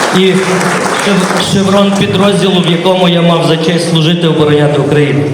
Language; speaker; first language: Ukrainian; native; Ukrainian